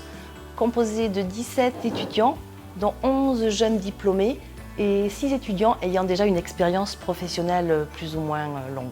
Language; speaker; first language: French; native; French